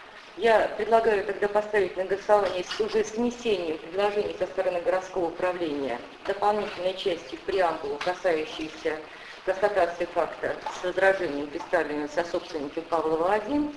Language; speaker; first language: Russian; native; Russian